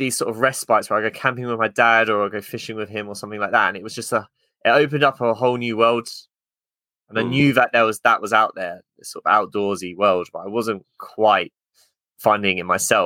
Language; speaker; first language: English; native; English